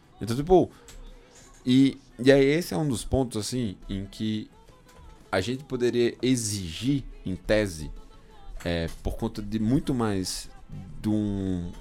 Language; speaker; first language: Portuguese; native; Portuguese